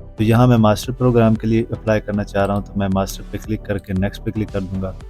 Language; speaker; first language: Urdu; native; Urdu